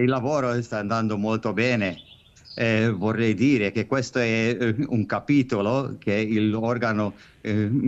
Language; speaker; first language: Italian; non-native, fluent; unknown